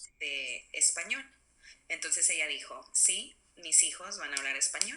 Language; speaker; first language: Spanish; early bilingual, other home language; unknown